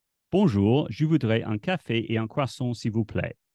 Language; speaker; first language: French; non-native, fluent; English